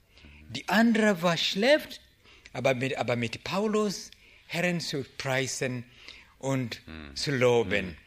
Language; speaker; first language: German; non-native, learner; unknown